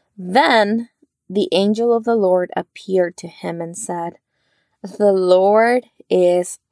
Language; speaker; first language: English; early bilingual, other home language; Spanish